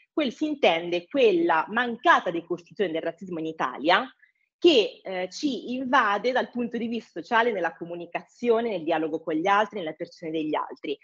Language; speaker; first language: Italian; early bilingual, other home language; English